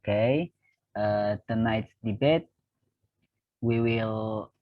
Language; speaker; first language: English; non-native, learner; Indonesian